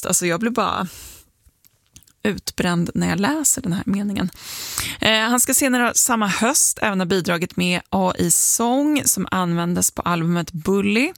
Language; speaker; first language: Swedish; native; Swedish